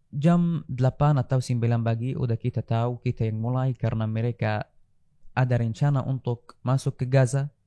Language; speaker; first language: Indonesian; non-native, fluent; Arabic